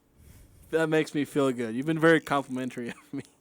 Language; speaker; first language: English; native; English